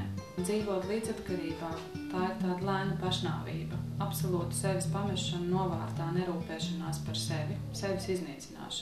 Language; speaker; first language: Latvian; native; Latvian